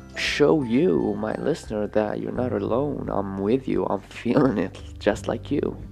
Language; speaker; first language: English; non-native, fluent; Arabic